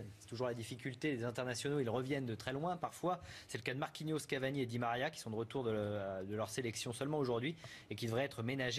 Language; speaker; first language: French; native; French